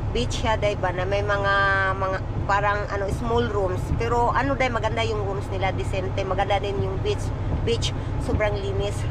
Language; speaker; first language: Filipino; non-native, local second language; Cebuano